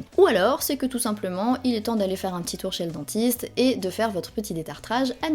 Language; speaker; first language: French; native; French